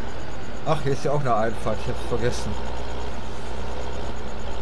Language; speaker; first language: German; native; German